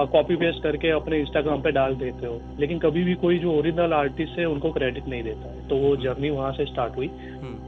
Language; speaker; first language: Hindi; non-native, local second language; Gujarati